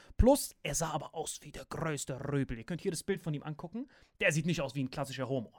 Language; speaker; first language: German; native; German